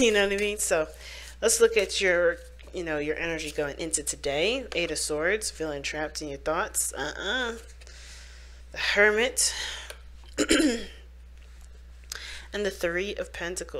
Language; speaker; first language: English; native; English